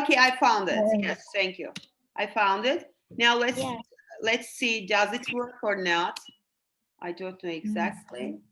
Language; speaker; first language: English; non-native, fluent; Azerbaijani